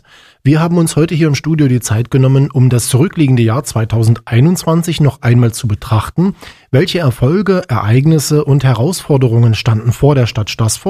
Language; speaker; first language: German; native; German